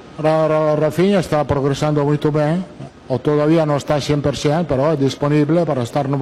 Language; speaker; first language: Portuguese; non-native, learner; Italian